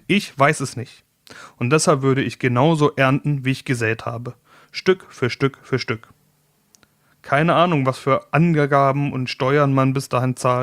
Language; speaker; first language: German; native; German